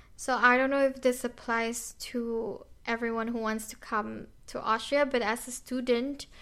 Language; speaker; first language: English; non-native, fluent; Indonesian